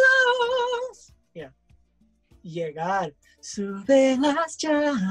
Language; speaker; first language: Spanish; early bilingual, heritage; English